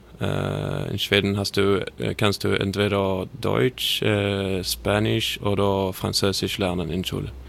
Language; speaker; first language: German; non-native, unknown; Swedish